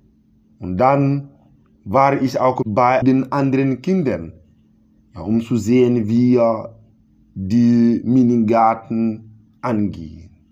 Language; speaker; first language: German; non-native, learner; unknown